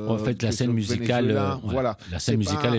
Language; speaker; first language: French; native; French